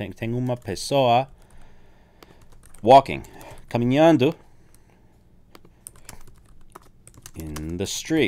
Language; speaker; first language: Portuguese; non-native, fluent; English